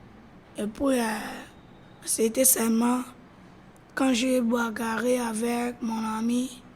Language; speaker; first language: French; non-native, learner; Lingala